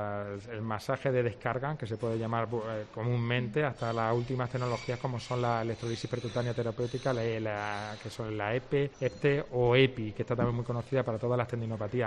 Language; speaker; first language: Spanish; native; Spanish